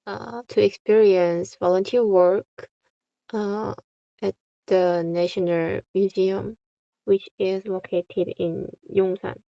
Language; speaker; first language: English; non-native, fluent; Korean